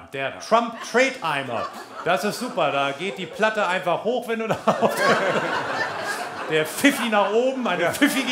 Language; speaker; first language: German; native; German